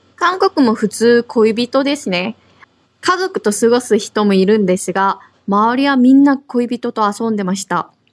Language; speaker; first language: Japanese; non-native, fluent; Korean